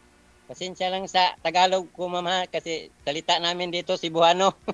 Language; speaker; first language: Filipino; non-native, local second language; Cebuano